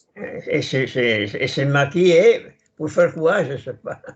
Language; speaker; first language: French; non-native, learner; Italian